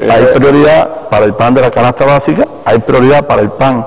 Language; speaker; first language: Spanish; native; Spanish